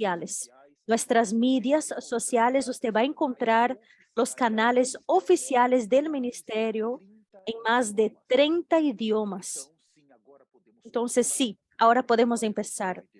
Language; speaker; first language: Spanish; non-native, fluent; Portuguese